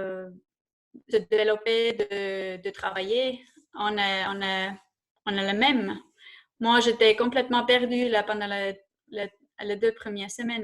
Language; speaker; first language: French; non-native, fluent; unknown